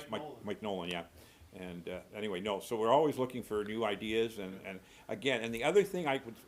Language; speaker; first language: English; native; English